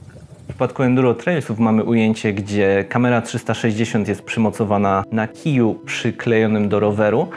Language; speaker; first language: Polish; native; Polish